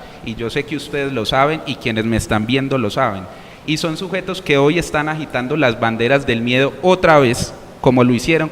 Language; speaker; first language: Spanish; native; Spanish